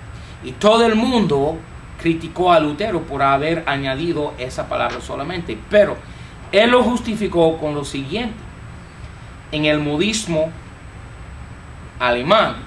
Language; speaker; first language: Spanish; non-native, fluent; English